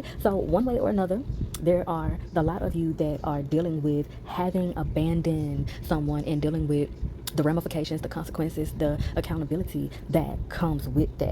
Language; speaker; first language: English; native; English